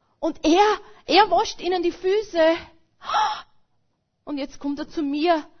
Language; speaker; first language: German; native; German